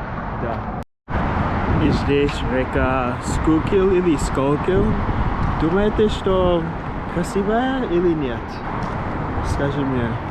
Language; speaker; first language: Russian; non-native, learner; English